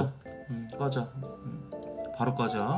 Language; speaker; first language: Korean; native; Korean